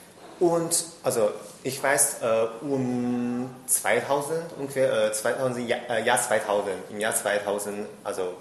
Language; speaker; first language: German; non-native, fluent; Chinese